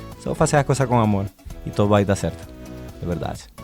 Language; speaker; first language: Portuguese; non-native, learner; Spanish